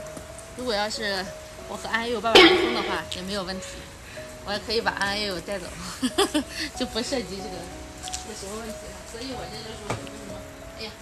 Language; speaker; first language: Chinese; native; Chinese